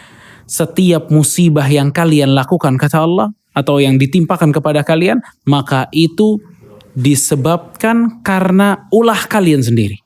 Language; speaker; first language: Indonesian; native; Indonesian